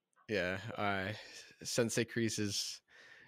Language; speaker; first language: English; native; English